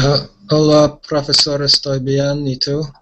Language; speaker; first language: Spanish; non-native, learner; English